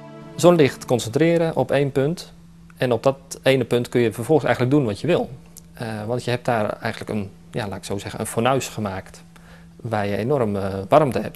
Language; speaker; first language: Dutch; native; Dutch